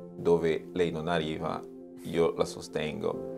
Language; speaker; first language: Italian; non-native, fluent; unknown